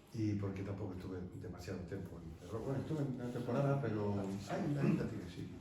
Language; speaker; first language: Spanish; native; Spanish